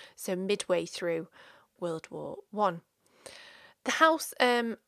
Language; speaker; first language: English; native; English